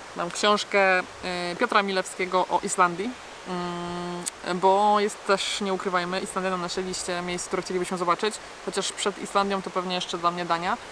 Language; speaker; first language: Polish; native; Polish